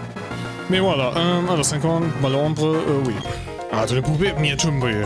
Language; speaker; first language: French; non-native, learner; German